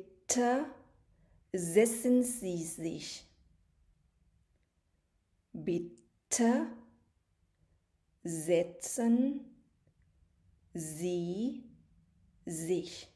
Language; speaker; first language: German; non-native, fluent; Thai